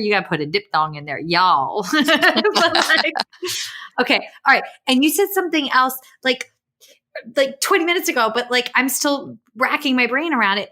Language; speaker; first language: English; native; English